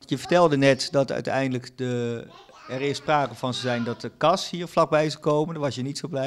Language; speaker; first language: Dutch; native; Dutch